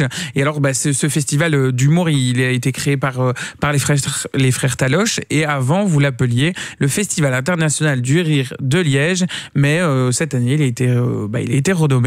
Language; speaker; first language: French; native; French